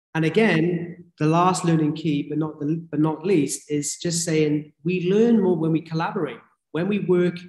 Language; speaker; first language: English; native; English